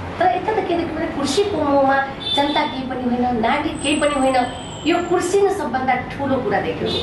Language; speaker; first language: Nepali; non-native, local second language; Maithili